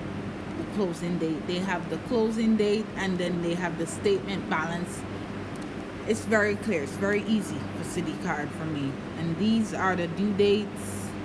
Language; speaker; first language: English; native; English